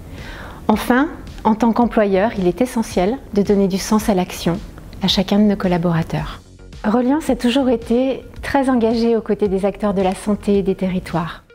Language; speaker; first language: French; native; French